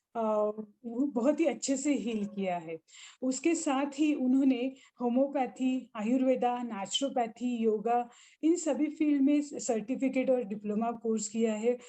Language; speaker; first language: Hindi; non-native, local second language; Marathi